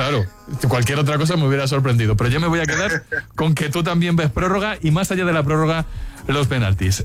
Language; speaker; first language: Spanish; native; Spanish